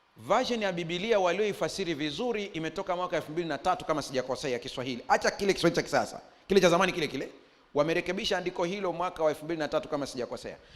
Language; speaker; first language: Swahili; native; Swahili